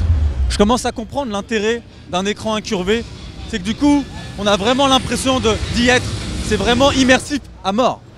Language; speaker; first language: French; native; French